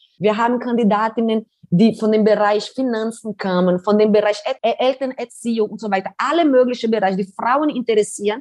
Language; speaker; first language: German; non-native, fluent; Portuguese